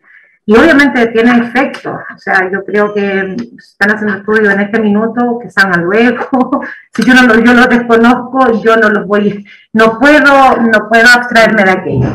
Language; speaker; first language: Spanish; native; Spanish